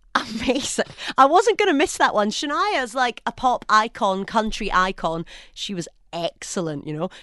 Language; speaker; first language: English; native; English